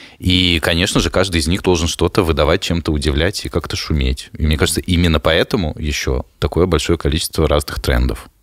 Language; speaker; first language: Russian; native; Russian